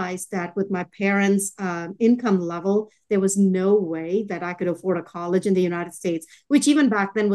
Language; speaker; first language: English; non-native, local second language; Tamil